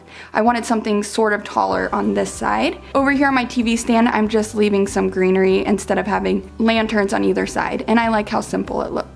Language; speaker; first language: English; native; English